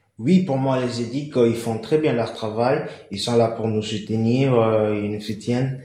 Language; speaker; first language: French; non-native, local second language; Lingala